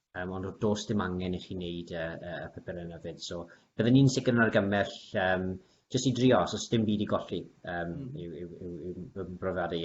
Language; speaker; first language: Welsh; native; Welsh